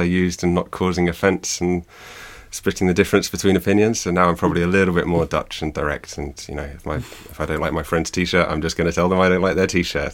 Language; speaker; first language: English; native; English